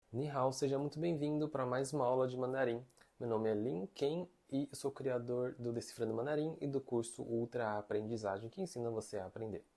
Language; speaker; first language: Portuguese; non-native, fluent; Chinese